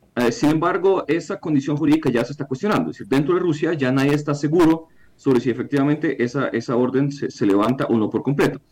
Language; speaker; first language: Spanish; non-native, fluent; Ukrainian